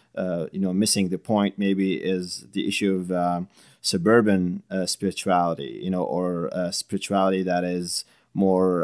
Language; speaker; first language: English; non-native, fluent; Arabic